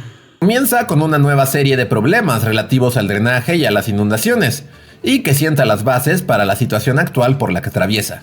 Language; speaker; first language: Spanish; native; Spanish